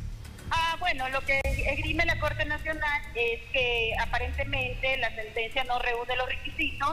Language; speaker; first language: Spanish; native; Spanish